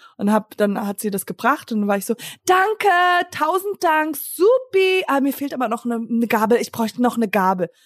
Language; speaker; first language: German; early bilingual, other home language; English